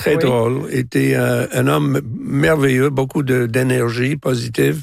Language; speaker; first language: French; non-native, local second language; English